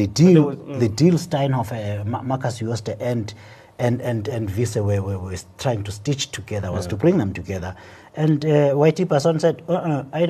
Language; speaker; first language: English; non-native, local second language; Xhosa